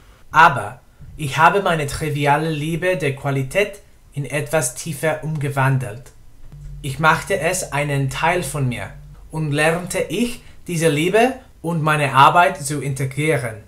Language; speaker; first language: German; non-native, learner; English